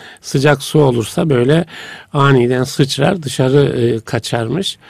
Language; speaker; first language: Turkish; native; Turkish